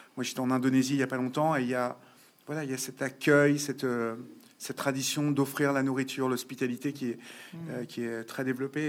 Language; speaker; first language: French; native; French